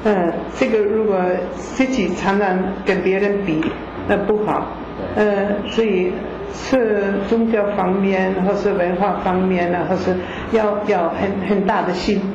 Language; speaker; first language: Chinese; non-native, fluent; German